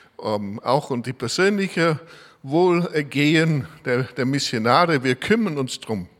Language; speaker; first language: German; non-native, fluent; English